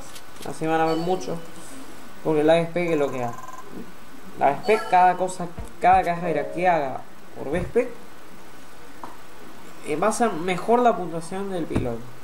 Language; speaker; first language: Spanish; native; Spanish